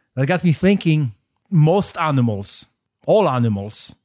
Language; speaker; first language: English; non-native, fluent; Polish